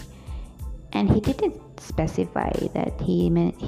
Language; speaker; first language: English; non-native, local second language; Cebuano